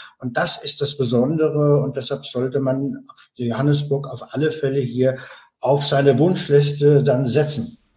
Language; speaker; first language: German; native; German